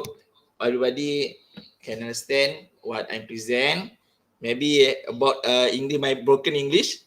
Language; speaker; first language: English; non-native, local second language; Malay